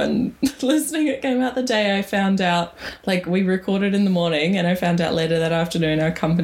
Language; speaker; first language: English; native; English